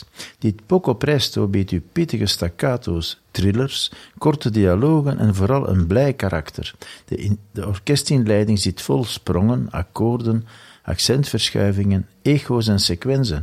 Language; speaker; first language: Dutch; native; Dutch